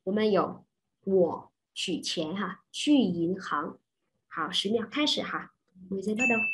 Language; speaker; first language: Chinese; non-native, fluent; Vietnamese